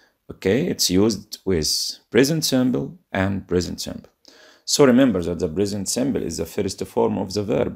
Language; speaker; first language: English; non-native, fluent; Arabic